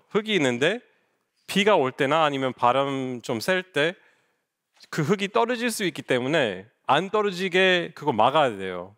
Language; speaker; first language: Korean; non-native, fluent; English